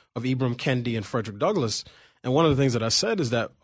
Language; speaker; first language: English; native; English